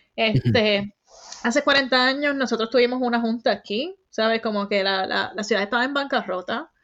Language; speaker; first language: Spanish; native; Spanish